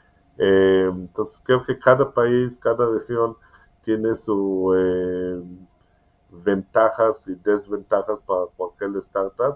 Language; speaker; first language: Spanish; non-native, learner; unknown